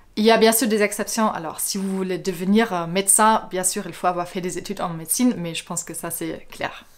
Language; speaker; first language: French; non-native, fluent; German